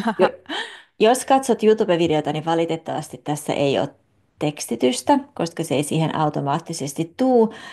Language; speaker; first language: Finnish; native; Finnish